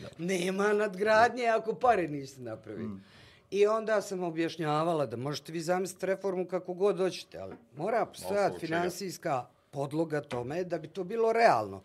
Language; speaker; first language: Bosnian; native; Bosnian